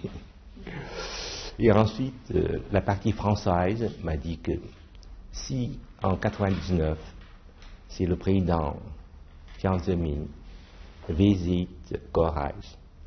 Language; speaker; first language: French; non-native, fluent; Chinese